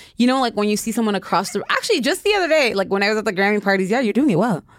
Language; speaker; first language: English; non-native, fluent; French